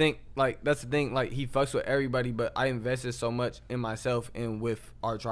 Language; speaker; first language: English; native; English